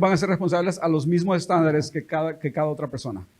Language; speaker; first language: Spanish; native; Spanish